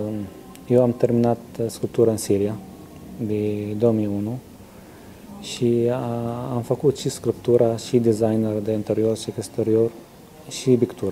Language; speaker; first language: Romanian; non-native, learner; Arabic